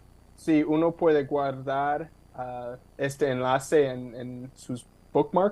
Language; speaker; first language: Spanish; non-native, fluent; English